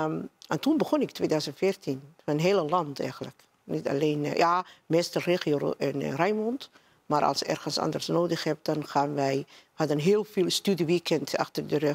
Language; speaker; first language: Dutch; non-native, learner; Somali